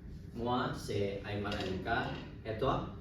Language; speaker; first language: French; non-native, learner; Indonesian